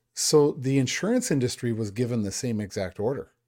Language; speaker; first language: English; native; English